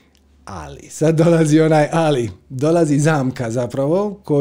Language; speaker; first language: Croatian; native; Croatian